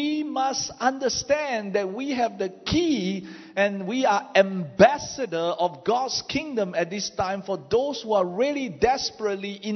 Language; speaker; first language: English; non-native, local second language; Chinese